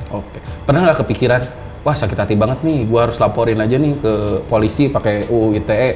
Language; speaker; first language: Indonesian; native; Indonesian